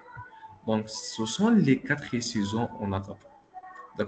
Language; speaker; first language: French; non-native, local second language; Arabic